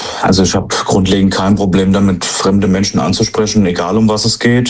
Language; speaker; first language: German; native; German